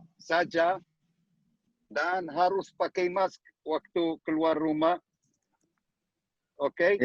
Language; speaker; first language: Indonesian; non-native, learner; Hebrew